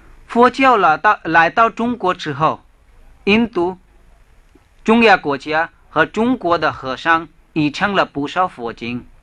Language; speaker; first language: Chinese; non-native, fluent; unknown